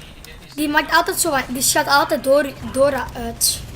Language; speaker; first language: Dutch; native; Dutch